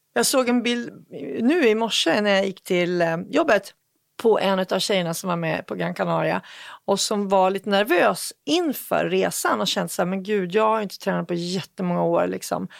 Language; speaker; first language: Swedish; native; Swedish